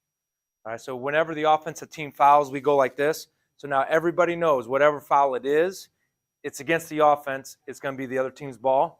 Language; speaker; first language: English; native; English